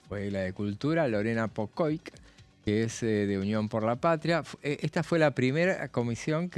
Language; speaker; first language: Spanish; native; Spanish